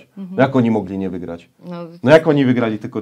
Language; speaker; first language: Polish; native; Polish